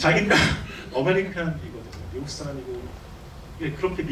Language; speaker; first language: Korean; native; Korean